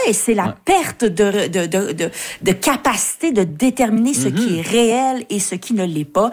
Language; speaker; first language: French; native; French